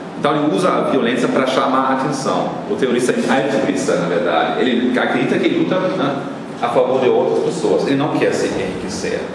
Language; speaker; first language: Portuguese; non-native, fluent; German